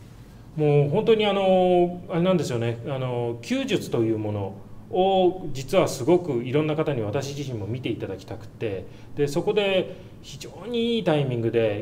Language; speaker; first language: Japanese; native; Japanese